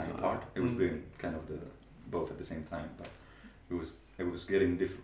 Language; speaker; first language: English; non-native, fluent; Spanish